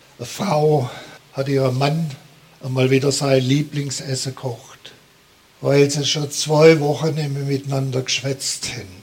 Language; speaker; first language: German; native; German